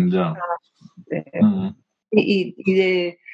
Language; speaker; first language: Spanish; non-native, fluent; Danish